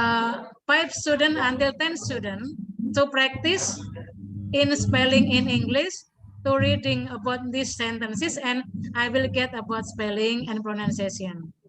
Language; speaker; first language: English; non-native, learner; Indonesian